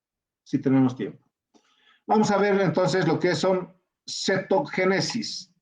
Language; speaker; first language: Spanish; native; Spanish